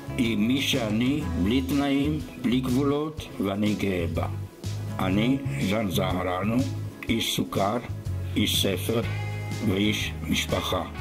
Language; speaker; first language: Hebrew; non-native, fluent; Romanian